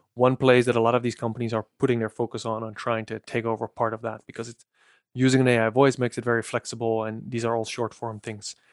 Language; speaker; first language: English; non-native, fluent; Dutch